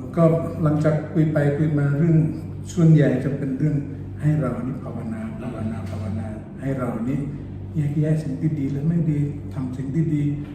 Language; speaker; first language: Thai; non-native, fluent; Indonesian